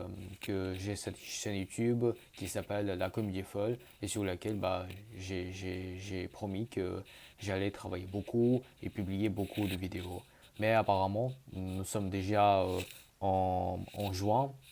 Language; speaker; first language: French; early bilingual, other home language; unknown